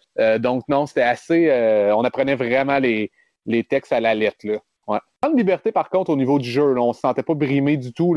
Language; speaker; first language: French; native; French